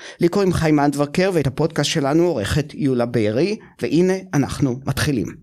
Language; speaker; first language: Hebrew; native; Hebrew